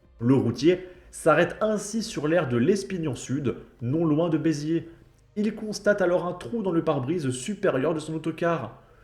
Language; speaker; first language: French; native; French